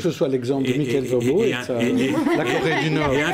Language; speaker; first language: French; native; French